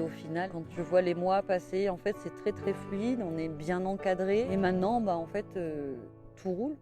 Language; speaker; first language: French; native; French